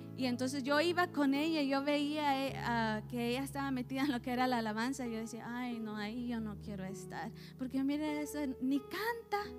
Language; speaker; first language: Spanish; early bilingual, heritage; Spanish